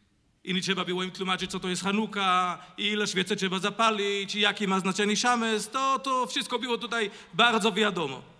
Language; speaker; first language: Polish; non-native, learner; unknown